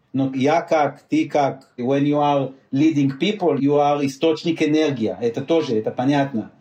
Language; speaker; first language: Russian; non-native, learner; Hebrew